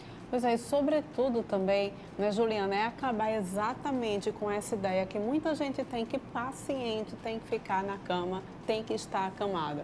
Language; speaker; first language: Portuguese; native; Portuguese